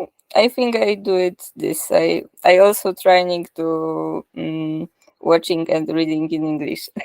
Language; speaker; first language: English; non-native, learner; Polish